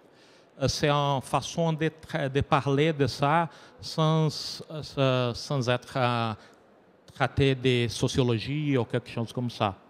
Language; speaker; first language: French; non-native, learner; Portuguese